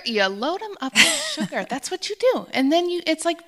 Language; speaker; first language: English; native; English